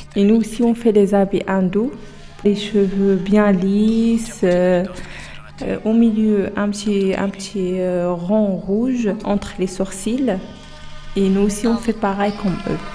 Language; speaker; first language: French; non-native, local second language; Arabic